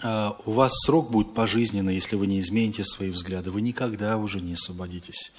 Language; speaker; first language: Russian; native; Russian